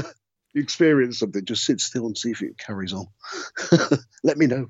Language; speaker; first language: English; native; English